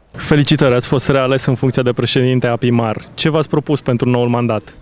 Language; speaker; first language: Romanian; native; Romanian